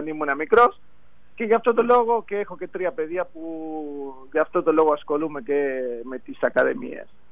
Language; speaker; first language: Greek; non-native, fluent; Spanish